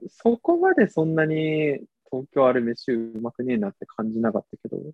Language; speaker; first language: Japanese; native; Japanese